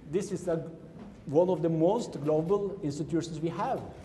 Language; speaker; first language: English; non-native, fluent; Norwegian